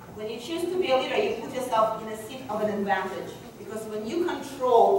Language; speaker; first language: English; non-native, fluent; Russian